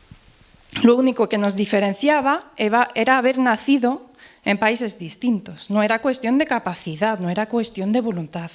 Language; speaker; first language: Spanish; non-native, fluent; Norwegian